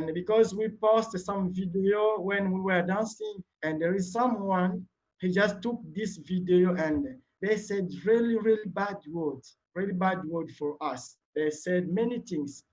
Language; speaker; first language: English; non-native, learner; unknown